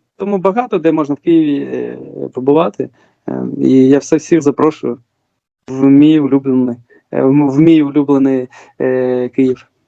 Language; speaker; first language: Ukrainian; early bilingual, other home language; Georgian